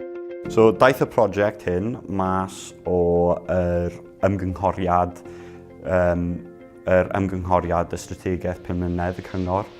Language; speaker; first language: Welsh; non-native, local second language; English